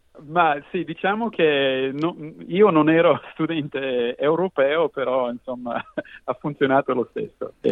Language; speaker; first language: Italian; non-native, fluent; English